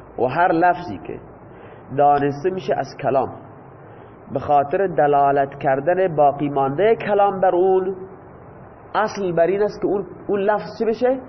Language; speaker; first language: Persian; non-native, local second language; Baluchi